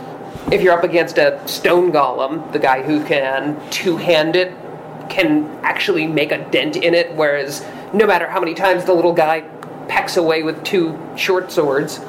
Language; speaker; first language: English; native; English